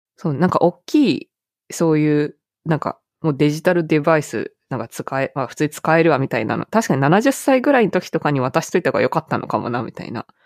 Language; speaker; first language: Japanese; native; Japanese